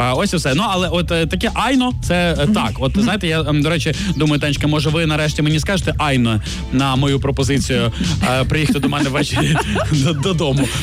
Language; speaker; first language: Ukrainian; native; Ukrainian